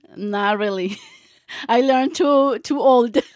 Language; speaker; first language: English; non-native, learner; Spanish